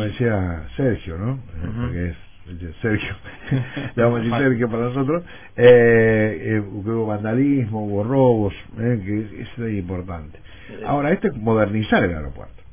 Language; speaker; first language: Spanish; native; Spanish